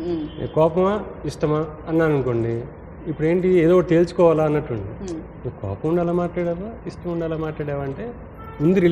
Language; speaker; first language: Telugu; native; Telugu